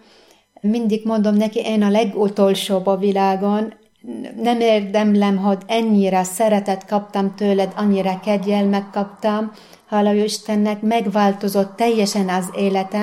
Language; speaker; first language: Hungarian; non-native, fluent; Arabic